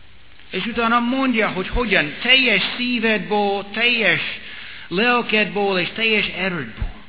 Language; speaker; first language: Hungarian; non-native, fluent; English